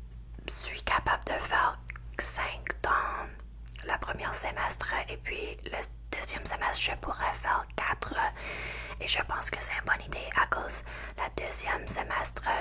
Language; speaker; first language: French; non-native, learner; English